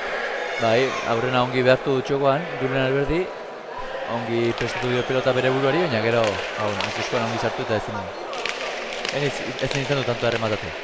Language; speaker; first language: Basque; native; Basque